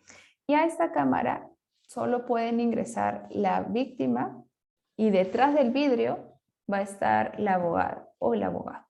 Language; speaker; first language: Spanish; native; Spanish